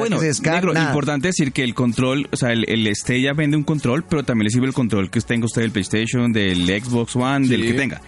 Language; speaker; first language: Spanish; native; Spanish